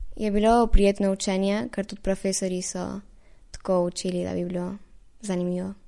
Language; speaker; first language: Slovenian; early bilingual, heritage; Slovenian